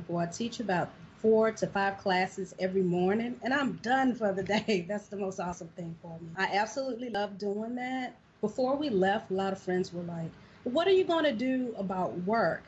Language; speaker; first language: English; native; English